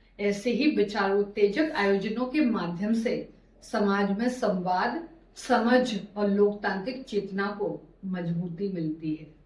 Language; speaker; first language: Hindi; native; Hindi